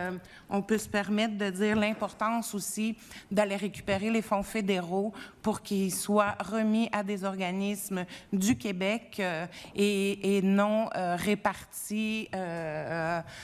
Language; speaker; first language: French; native; French